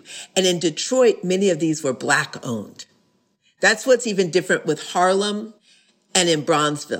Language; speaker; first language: English; native; English